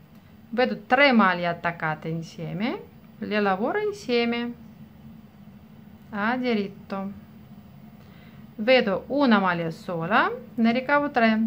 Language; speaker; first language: Italian; non-native, fluent; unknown